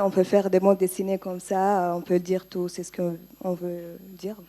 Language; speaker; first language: French; non-native, learner; Arabic